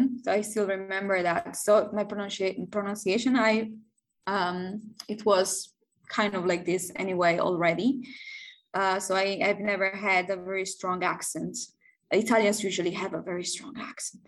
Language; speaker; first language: English; non-native, fluent; Italian